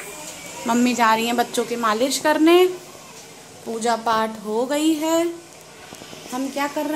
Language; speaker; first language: Hindi; native; Hindi